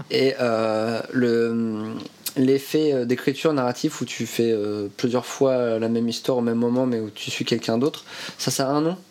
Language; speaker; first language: French; native; French